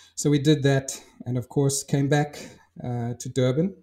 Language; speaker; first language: English; native; English